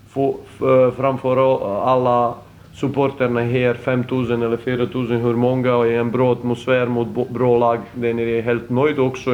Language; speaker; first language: Swedish; non-native, fluent; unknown